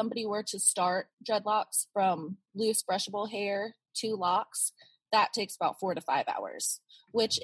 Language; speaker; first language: English; native; English